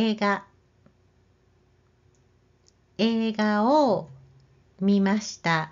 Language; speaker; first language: Japanese; non-native, learner; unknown